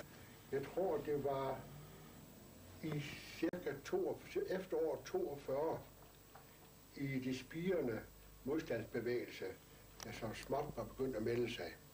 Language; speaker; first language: Danish; native; Danish